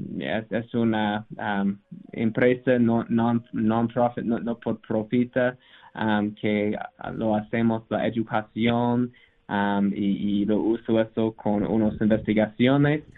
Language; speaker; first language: Spanish; non-native, learner; English